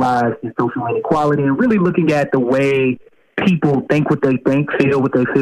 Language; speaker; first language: English; native; English